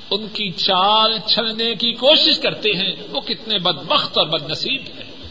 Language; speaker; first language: Urdu; non-native, local second language; Punjabi